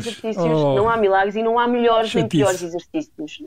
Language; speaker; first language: Portuguese; native; Portuguese